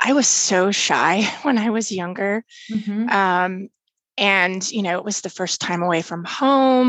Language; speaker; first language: English; native; English